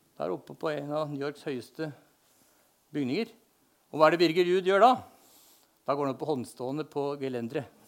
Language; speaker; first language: Norwegian; native; Norwegian